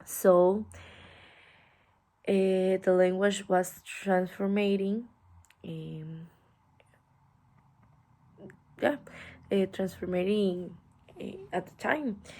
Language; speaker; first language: English; non-native, learner; Spanish